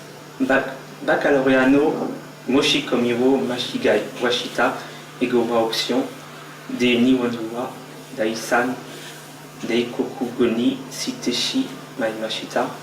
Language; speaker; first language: Japanese; non-native, learner; French